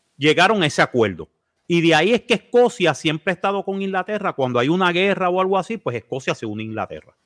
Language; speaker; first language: Spanish; native; Spanish